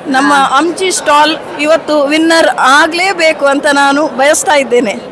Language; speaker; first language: Kannada; non-native, local second language; Konkani